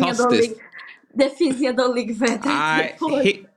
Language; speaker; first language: Swedish; non-native, learner; Portuguese